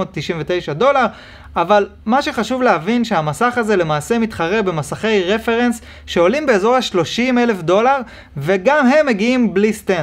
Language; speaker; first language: Hebrew; native; Hebrew